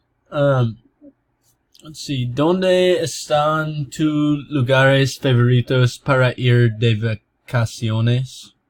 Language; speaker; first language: Spanish; non-native, learner; English